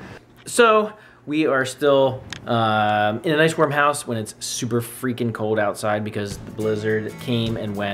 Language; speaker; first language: English; native; English